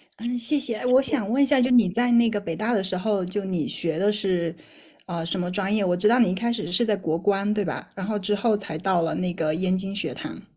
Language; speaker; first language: Chinese; native; Chinese